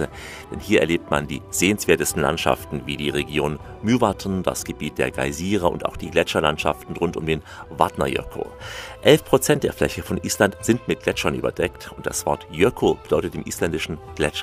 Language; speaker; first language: German; native; German